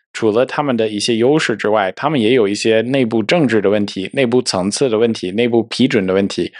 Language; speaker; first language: Chinese; non-native, fluent; English